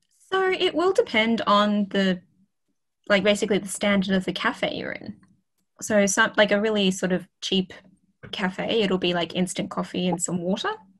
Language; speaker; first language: English; native; English